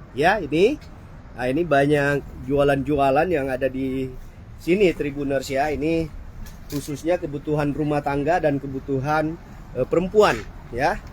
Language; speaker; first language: Indonesian; native; Indonesian